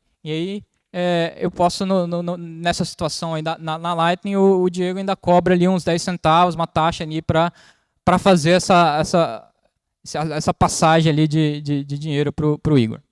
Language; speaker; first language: Portuguese; native; Portuguese